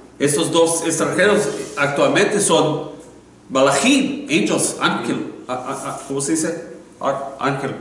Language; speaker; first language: Spanish; non-native, learner; English